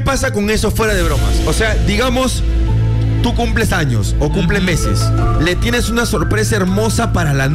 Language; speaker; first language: Spanish; native; Spanish